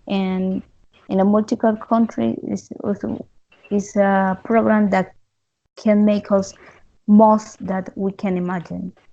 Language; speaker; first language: English; non-native, learner; Spanish